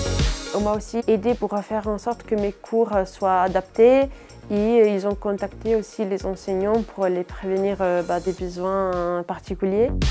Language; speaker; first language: French; non-native, fluent; Italian